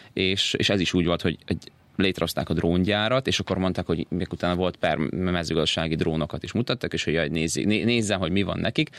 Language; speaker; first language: Hungarian; native; Hungarian